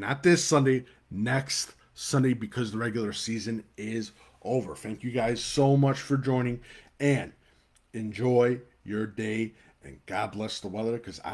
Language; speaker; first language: English; native; English